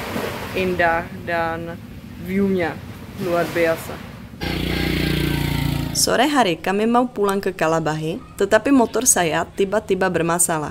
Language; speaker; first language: Indonesian; non-native, fluent; Czech